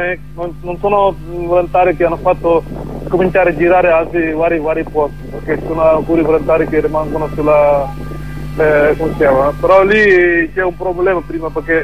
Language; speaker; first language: Italian; non-native, learner; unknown